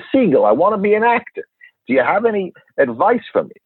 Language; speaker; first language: English; native; English